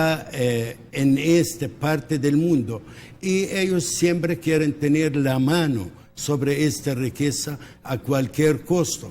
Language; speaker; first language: Spanish; early bilingual, heritage; Spanish